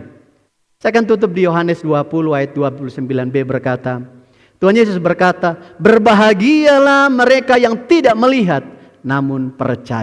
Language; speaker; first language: Indonesian; native; Indonesian